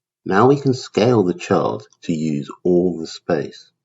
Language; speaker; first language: English; native; English